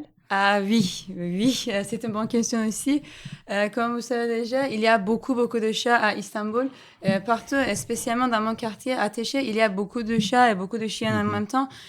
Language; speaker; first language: French; non-native, fluent; Turkish